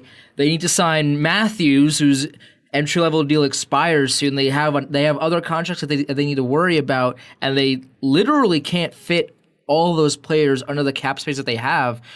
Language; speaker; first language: English; native; English